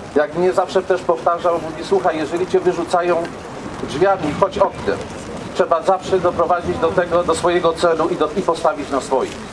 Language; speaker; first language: Polish; native; Polish